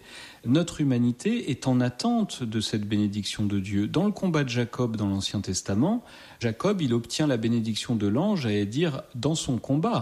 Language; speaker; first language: French; native; French